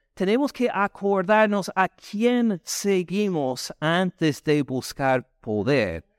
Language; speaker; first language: Spanish; non-native, fluent; English